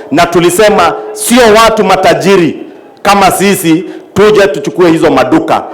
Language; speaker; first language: Swahili; non-native, local second language; Kikuyu